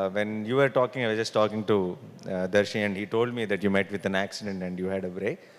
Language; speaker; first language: English; non-native, local second language; Telugu